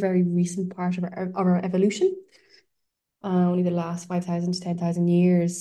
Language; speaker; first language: English; native; English